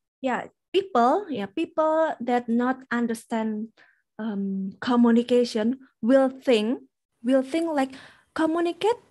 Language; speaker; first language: English; non-native, fluent; Indonesian